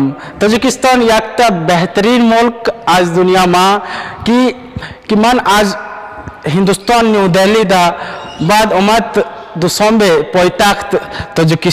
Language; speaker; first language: Tajik; non-native, learner; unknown